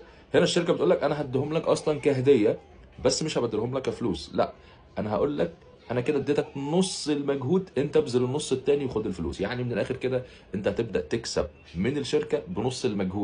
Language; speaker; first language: Arabic; native; Arabic